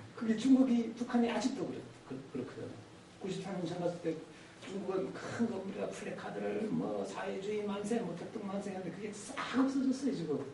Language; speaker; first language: Korean; native; Korean